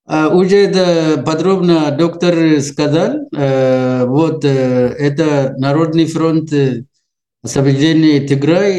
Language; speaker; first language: Russian; non-native, learner; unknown